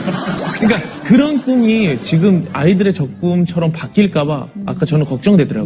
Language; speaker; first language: Korean; native; Korean